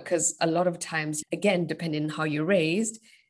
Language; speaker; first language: English; native; English